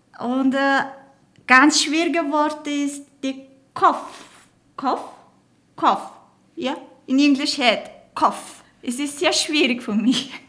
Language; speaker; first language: German; non-native, learner; Mongolian